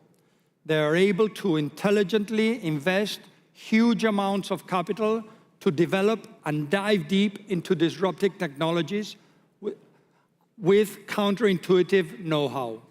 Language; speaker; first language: English; non-native, fluent; Spanish